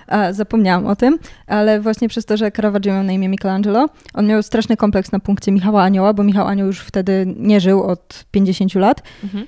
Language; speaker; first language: Polish; native; Polish